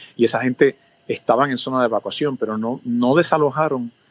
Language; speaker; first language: Spanish; early bilingual, other home language; English